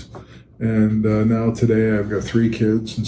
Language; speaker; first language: English; native; English